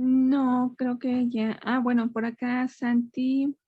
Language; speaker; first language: Spanish; native; Spanish